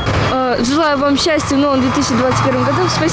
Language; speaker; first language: Russian; native; Russian